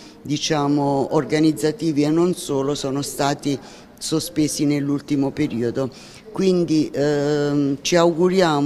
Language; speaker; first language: Italian; native; Italian